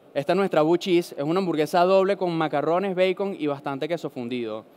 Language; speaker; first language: Spanish; native; Spanish